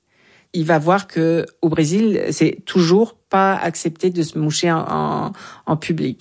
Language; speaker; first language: French; native; French